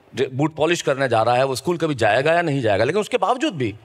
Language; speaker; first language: Hindi; native; Hindi